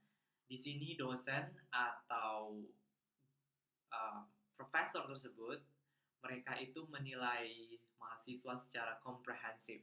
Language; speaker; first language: Indonesian; non-native, local second language; Balinese